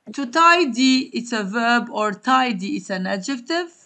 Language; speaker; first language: English; non-native, fluent; Arabic